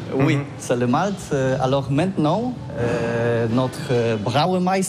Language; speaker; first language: French; non-native, learner; Polish